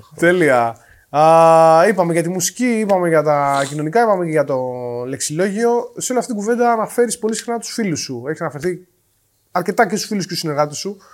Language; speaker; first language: Greek; native; Greek